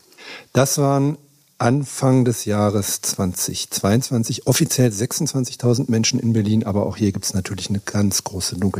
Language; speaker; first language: German; native; German